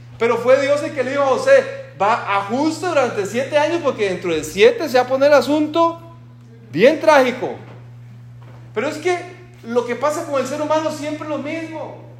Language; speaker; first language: Spanish; native; Spanish